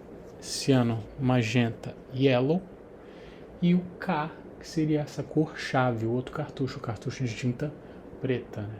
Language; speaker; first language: Portuguese; native; Portuguese